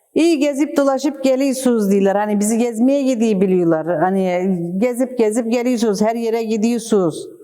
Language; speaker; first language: Turkish; native; Turkish